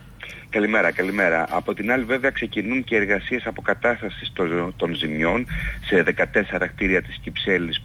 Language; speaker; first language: Greek; native; Greek